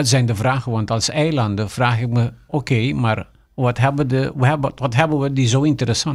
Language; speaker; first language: Dutch; non-native, local second language; Papiamento